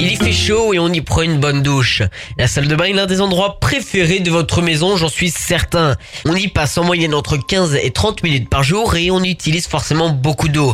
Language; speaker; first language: French; native; French